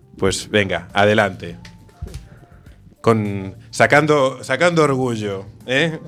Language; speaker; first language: Spanish; native; Spanish